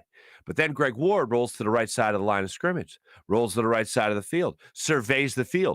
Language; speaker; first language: English; native; English